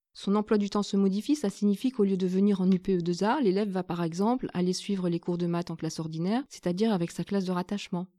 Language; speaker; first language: French; native; French